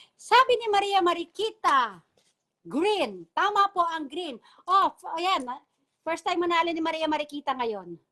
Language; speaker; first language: Filipino; non-native, local second language; Bikol